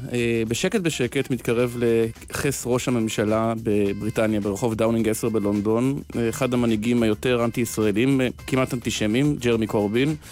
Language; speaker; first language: Hebrew; native; Hebrew